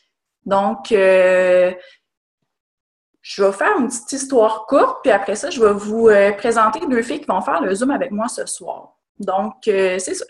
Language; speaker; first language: French; native; French